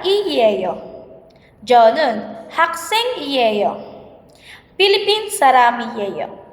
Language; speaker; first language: Korean; non-native, learner; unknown